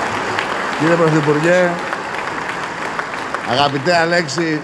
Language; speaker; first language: Greek; native; Greek